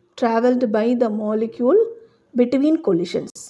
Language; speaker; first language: English; non-native, local second language; Tamil